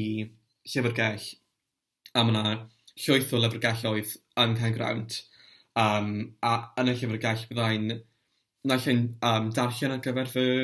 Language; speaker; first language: Welsh; non-native, local second language; English